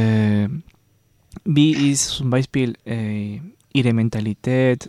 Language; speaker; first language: German; non-native, learner; Spanish